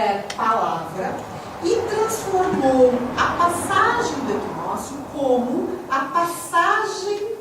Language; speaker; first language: Portuguese; native; Portuguese